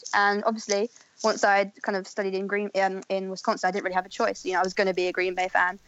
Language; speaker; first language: English; native; English